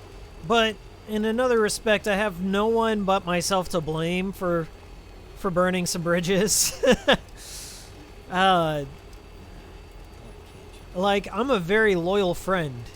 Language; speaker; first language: English; native; English